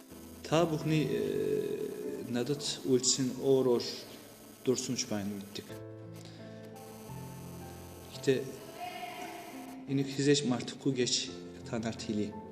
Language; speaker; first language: Mongolian; non-native, learner; Turkish